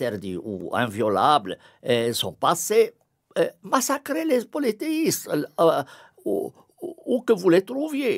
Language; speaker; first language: French; non-native, fluent; Arabic